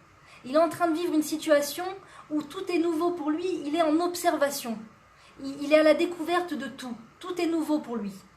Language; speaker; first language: French; native; French